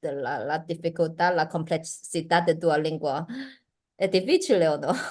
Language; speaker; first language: Italian; non-native, learner; Chinese